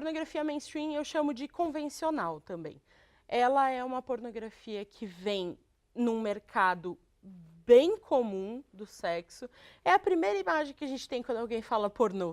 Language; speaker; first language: Portuguese; native; Portuguese